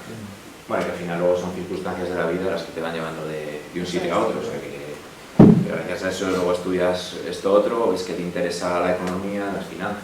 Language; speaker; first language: Spanish; native; Spanish